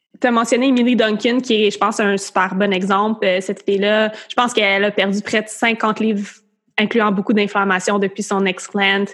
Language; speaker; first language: French; native; French